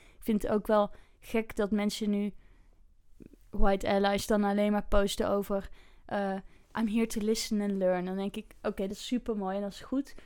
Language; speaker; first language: Dutch; native; Dutch